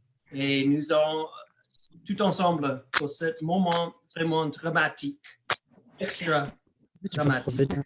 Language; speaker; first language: French; non-native, learner; English